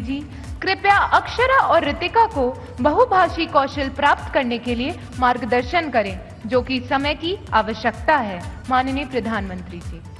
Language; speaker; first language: Hindi; native; Hindi